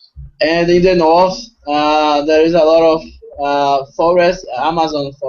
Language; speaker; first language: English; non-native, fluent; Portuguese